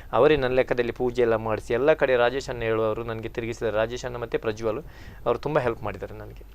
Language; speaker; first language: Kannada; non-native, local second language; Tulu